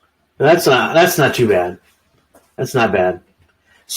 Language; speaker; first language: English; native; English